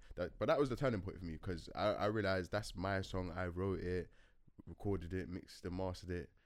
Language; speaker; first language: English; native; English